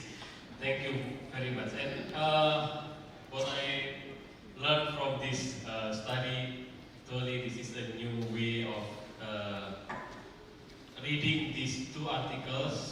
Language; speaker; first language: English; non-native, fluent; Indonesian